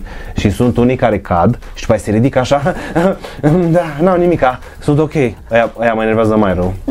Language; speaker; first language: Romanian; native; Romanian